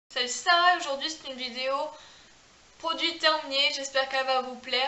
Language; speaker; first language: French; native; French